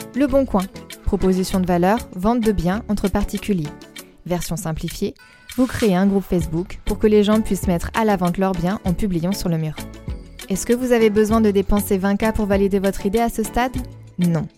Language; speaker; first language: French; native; French